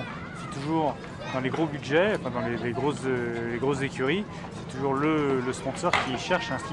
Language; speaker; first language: French; native; French